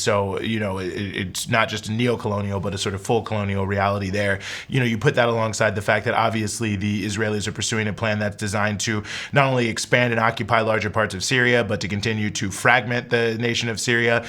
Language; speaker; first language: English; native; English